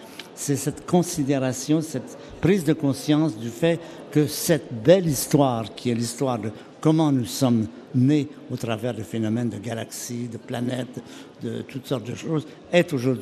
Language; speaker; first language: French; native; French